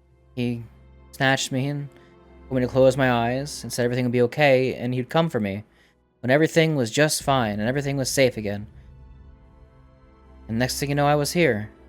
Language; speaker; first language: English; native; English